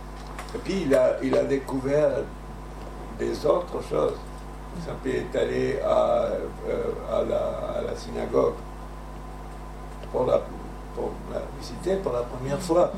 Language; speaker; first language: French; non-native, fluent; Spanish